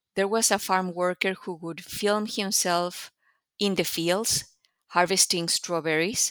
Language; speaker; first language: English; non-native, fluent; Spanish